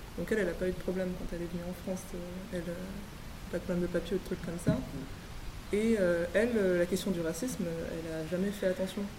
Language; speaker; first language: French; native; French